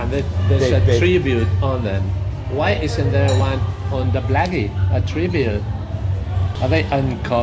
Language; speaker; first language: English; native; English